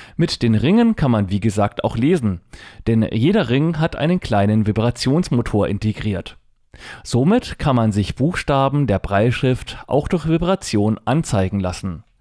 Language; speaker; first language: German; native; German